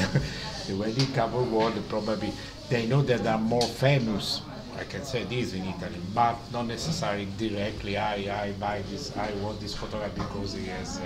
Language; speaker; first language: English; non-native, learner; Italian